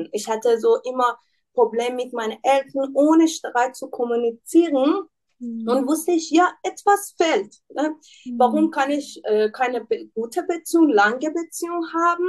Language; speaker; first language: German; non-native, learner; Persian